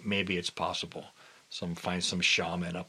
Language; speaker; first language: English; native; English